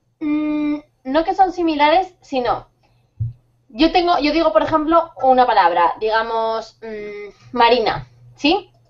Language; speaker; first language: Spanish; native; Spanish